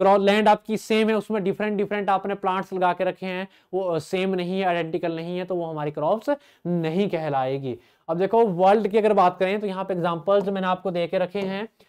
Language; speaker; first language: Hindi; native; Hindi